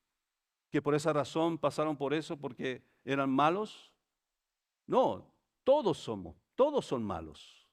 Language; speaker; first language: Spanish; native; Spanish